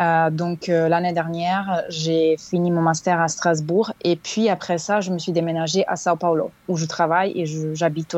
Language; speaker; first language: French; non-native, fluent; Serbian